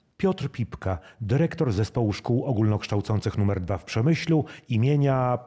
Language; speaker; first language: Polish; native; Polish